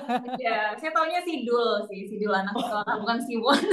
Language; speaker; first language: Indonesian; native; Indonesian